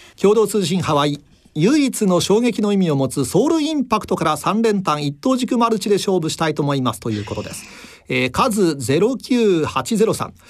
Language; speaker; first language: Japanese; native; Japanese